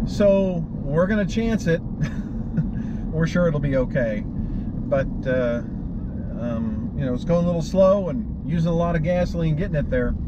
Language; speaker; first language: English; native; English